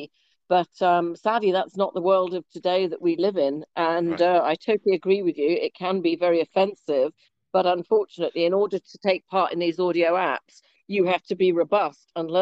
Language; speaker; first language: English; native; English